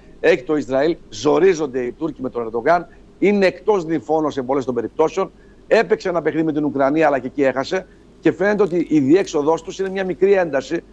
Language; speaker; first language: Greek; native; Greek